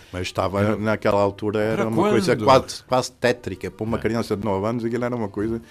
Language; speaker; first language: Portuguese; native; Portuguese